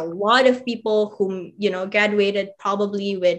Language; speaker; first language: English; non-native, local second language; Cebuano